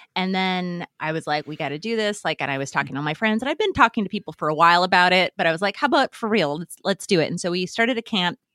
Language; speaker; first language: English; native; English